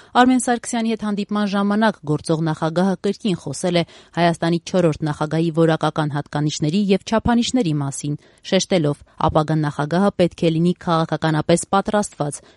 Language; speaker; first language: Armenian; native; Armenian